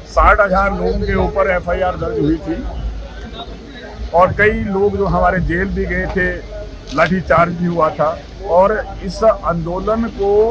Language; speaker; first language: Hindi; native; Hindi